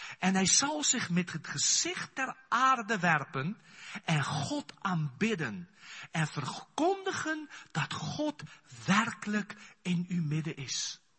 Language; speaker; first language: Dutch; non-native, fluent; Afrikaans